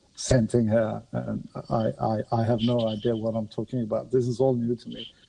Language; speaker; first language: English; non-native, fluent; Norwegian